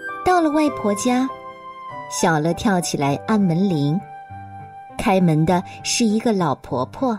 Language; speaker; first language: Chinese; native; Chinese